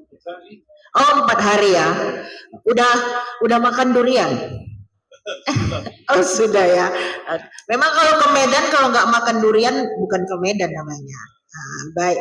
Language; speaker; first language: Indonesian; native; Indonesian